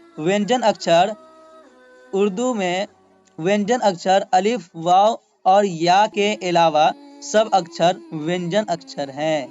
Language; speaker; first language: Urdu; native; Urdu